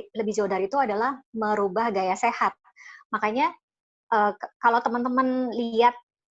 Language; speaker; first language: Indonesian; native; Indonesian